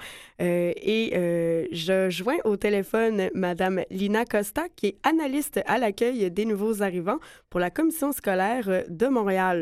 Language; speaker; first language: French; native; French